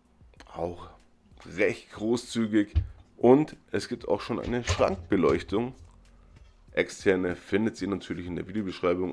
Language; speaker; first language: German; native; German